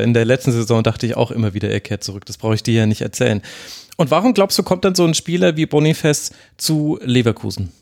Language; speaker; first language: German; native; German